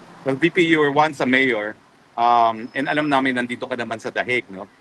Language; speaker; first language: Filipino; native; Filipino